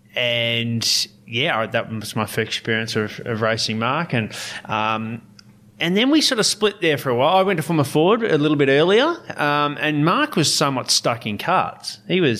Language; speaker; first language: English; native; English